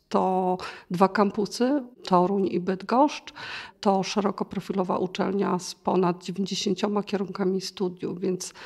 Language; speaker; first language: Polish; native; Polish